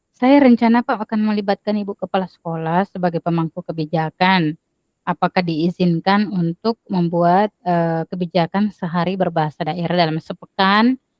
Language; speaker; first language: Indonesian; native; Indonesian